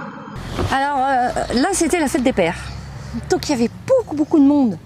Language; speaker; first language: French; native; French